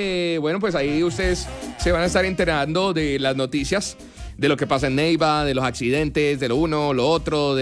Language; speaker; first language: Spanish; native; Spanish